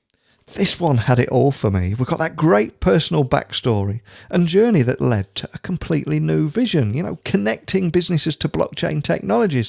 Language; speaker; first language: English; native; English